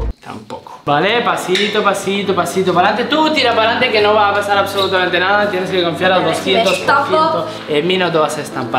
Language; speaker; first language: Spanish; native; Spanish